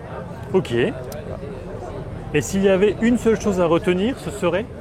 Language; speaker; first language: French; native; French